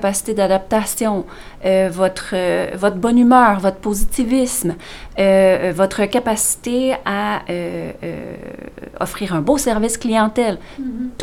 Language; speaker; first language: French; native; French